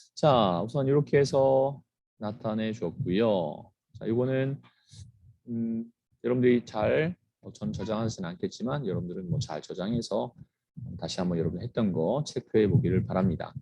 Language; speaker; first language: Korean; native; Korean